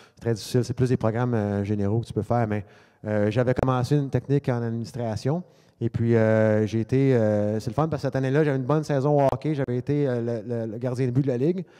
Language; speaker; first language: French; native; French